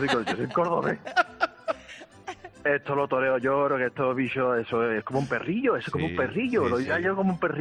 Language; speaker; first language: Spanish; native; Spanish